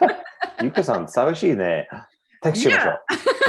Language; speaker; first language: Japanese; non-native, learner; English